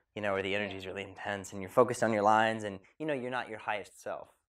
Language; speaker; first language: English; native; English